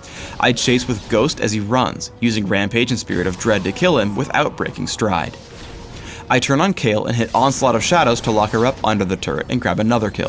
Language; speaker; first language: English; native; English